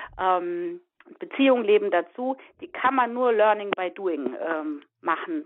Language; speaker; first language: German; native; German